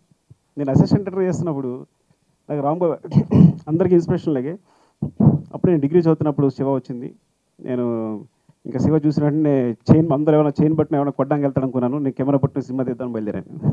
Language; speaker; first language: Telugu; native; Telugu